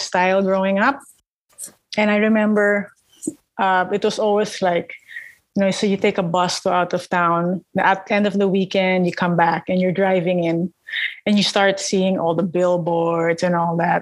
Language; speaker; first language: English; non-native, local second language; Filipino